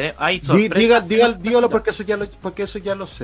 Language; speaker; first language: Spanish; native; Spanish